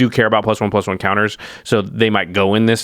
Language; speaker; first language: English; native; English